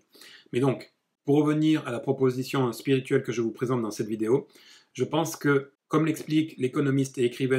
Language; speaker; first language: French; native; French